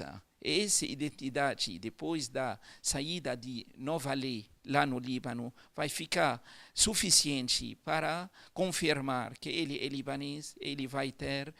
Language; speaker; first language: Portuguese; non-native, fluent; Arabic